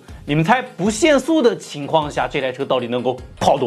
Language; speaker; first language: Chinese; native; Chinese